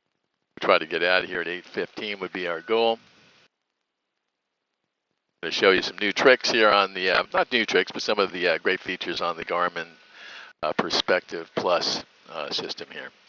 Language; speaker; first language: English; native; English